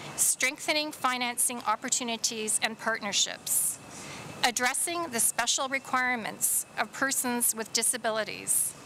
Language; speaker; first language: English; native; English